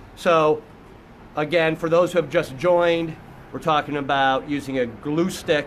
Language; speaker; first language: English; native; English